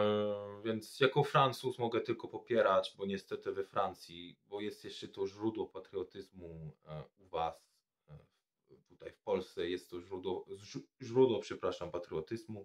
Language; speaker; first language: Polish; non-native, fluent; French